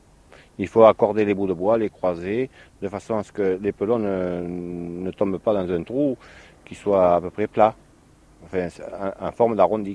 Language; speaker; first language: French; native; French